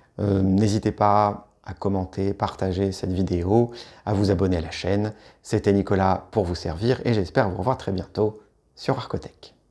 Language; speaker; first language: French; native; French